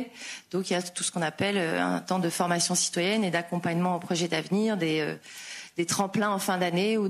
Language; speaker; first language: French; native; French